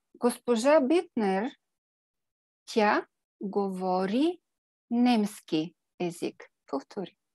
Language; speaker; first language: Bulgarian; native; Bulgarian